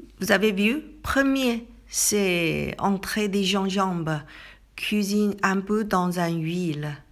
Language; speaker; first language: French; non-native, learner; Chinese